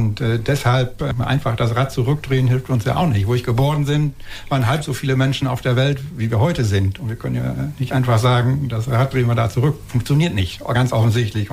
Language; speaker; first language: German; native; German